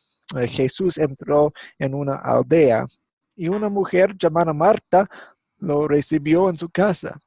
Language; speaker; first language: Spanish; non-native, fluent; English